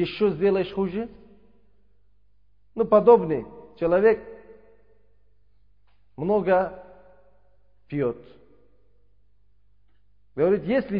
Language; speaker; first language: Russian; non-native, learner; Uzbek